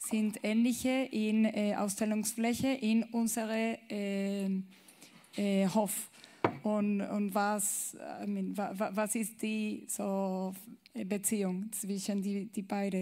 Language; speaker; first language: German; non-native, learner; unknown